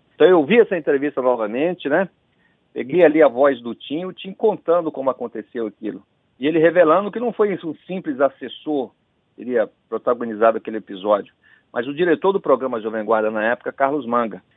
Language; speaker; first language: Portuguese; native; Portuguese